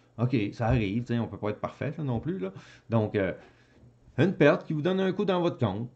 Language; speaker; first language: French; native; French